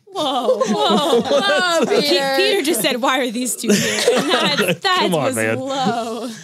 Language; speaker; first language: English; native; English